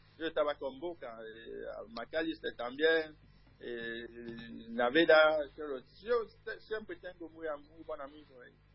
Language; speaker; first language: Spanish; non-native, learner; French